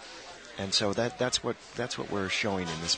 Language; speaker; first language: English; native; English